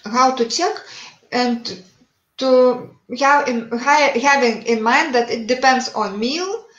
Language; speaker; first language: English; non-native, learner; Lithuanian